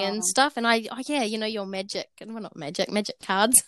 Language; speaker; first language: English; native; English